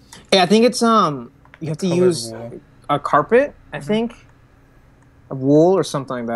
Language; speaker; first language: English; native; English